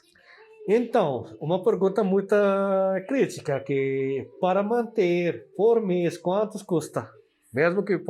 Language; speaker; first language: Portuguese; non-native, learner; Urdu